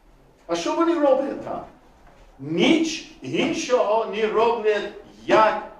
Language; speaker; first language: Ukrainian; non-native, learner; English